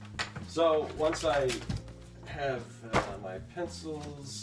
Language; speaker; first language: English; native; English